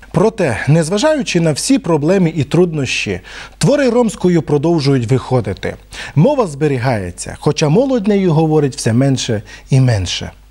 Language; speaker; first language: Ukrainian; non-native, local second language; Romany